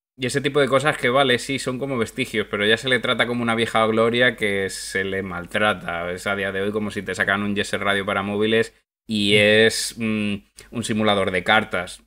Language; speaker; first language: Spanish; native; Spanish